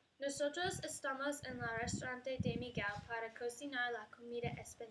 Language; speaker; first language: Spanish; non-native, learner; English